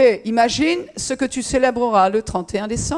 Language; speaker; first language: French; native; French